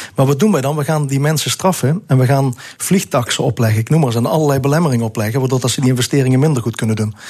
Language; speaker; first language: Dutch; native; Dutch